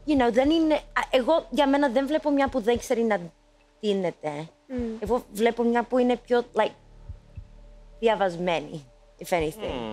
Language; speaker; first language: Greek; early bilingual, heritage; Greek